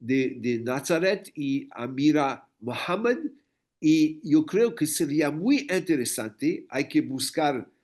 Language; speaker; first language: Spanish; non-native, fluent; English